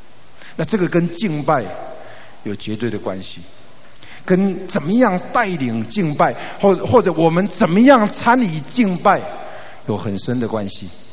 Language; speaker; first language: Chinese; native; Chinese